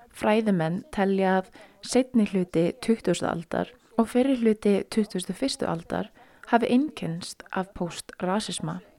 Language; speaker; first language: Icelandic; native; Icelandic